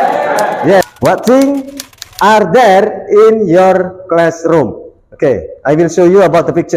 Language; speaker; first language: English; non-native, learner; Indonesian